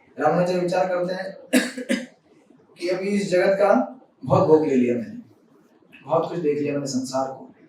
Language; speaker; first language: Hindi; native; Hindi